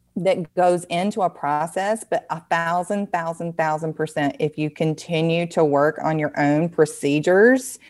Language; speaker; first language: English; native; English